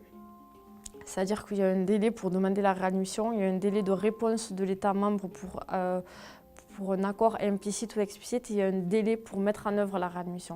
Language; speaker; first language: French; native; French